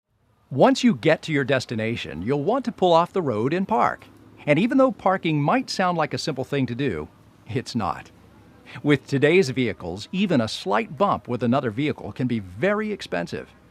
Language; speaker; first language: English; native; English